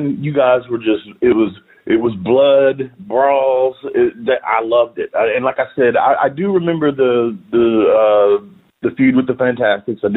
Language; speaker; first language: English; native; English